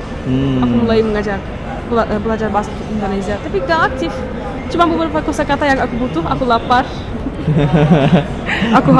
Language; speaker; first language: Indonesian; non-native, fluent; Turkish